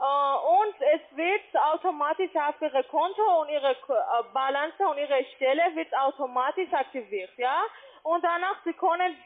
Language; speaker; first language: German; non-native, learner; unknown